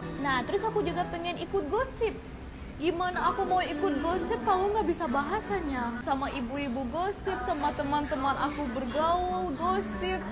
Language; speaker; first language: Indonesian; non-native, fluent; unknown